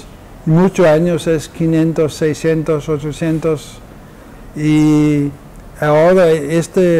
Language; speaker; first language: Spanish; non-native, fluent; Danish